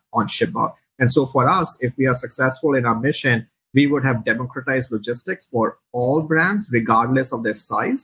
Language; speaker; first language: English; non-native, local second language; Hindi